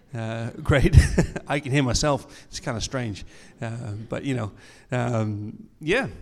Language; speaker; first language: English; native; English